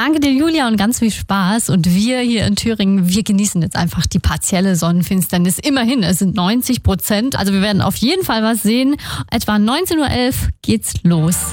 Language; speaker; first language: German; native; German